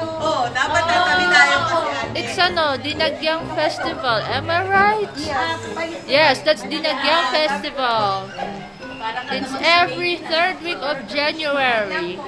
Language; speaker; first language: English; non-native, local second language; Cebuano